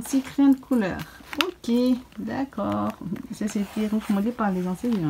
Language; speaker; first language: French; native; French